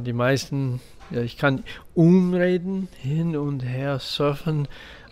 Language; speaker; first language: German; non-native, learner; English